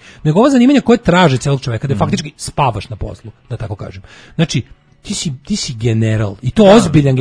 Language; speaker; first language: Serbian; native; Serbian